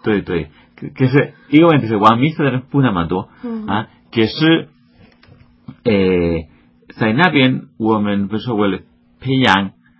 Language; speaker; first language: Chinese; non-native, fluent; Spanish